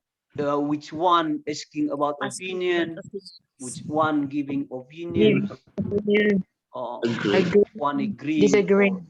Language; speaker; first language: English; non-native, fluent; Indonesian